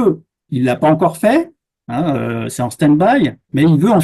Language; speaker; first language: French; native; French